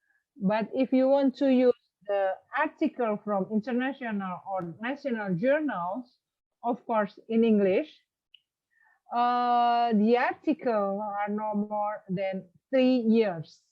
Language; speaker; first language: English; non-native, fluent; Indonesian